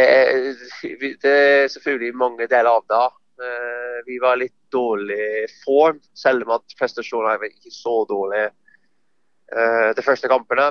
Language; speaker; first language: Norwegian; non-native, fluent; English